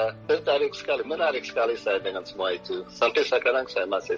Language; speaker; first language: Indonesian; non-native, fluent; English